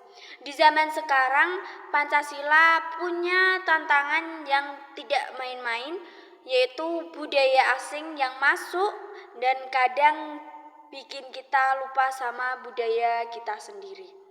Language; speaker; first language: Indonesian; native; Indonesian